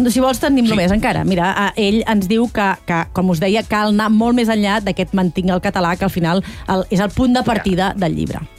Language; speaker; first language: Catalan; native; Catalan